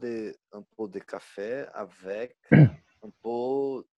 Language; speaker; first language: French; non-native, learner; Portuguese